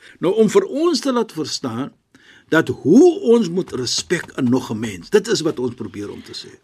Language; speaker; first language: Afrikaans; non-native, fluent; Arabic